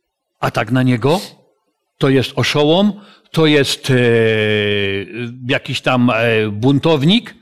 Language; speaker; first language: Polish; native; Polish